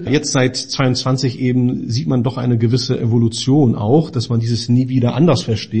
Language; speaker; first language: German; native; German